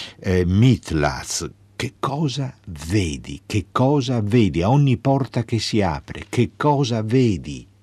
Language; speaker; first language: Italian; native; Italian